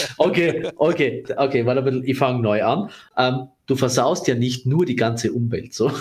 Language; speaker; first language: German; native; German